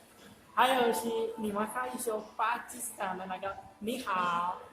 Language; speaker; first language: Chinese; non-native, learner; Urdu